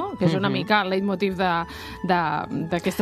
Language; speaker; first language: Catalan; native; Catalan